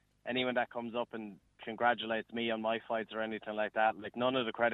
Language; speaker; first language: English; native; English